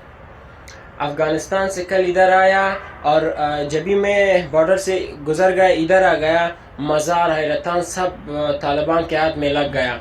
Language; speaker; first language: Hindi; non-native, learner; Persian